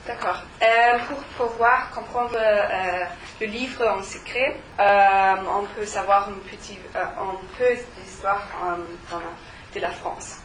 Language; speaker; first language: French; non-native, learner; German